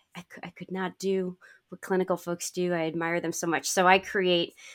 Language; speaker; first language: English; native; English